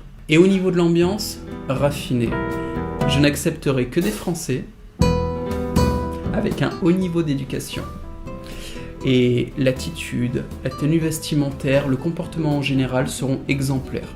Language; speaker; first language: French; native; French